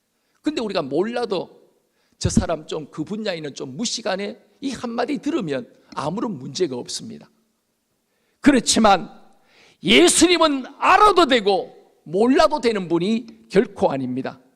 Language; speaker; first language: Korean; native; Korean